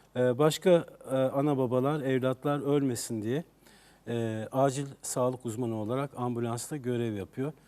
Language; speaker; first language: Turkish; native; Turkish